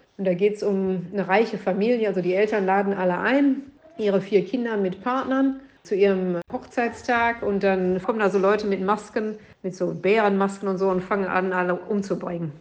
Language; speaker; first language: German; native; German